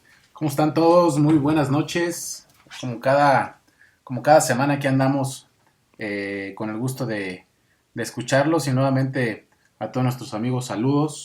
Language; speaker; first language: Spanish; native; Spanish